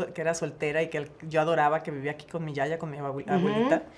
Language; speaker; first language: Spanish; native; Spanish